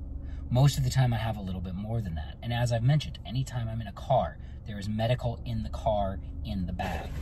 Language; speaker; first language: English; native; English